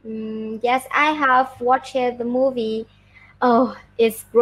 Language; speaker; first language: English; non-native, learner; Vietnamese